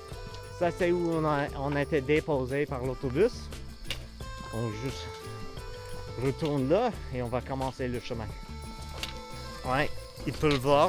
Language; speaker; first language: French; non-native, learner; English